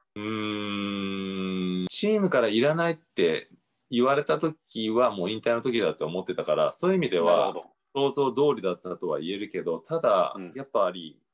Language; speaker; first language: Japanese; native; Japanese